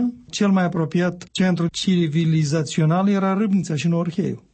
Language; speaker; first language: Romanian; native; Romanian